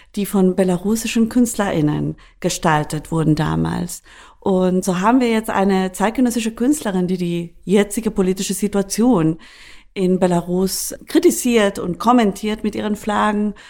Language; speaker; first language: German; non-native, fluent; Spanish